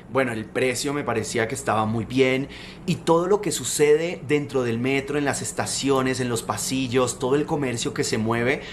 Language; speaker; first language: Spanish; native; Spanish